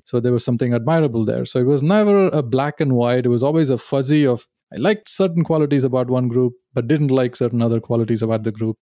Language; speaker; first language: English; non-native, local second language; Tamil